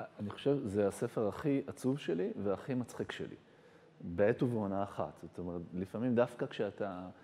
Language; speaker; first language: Hebrew; native; Hebrew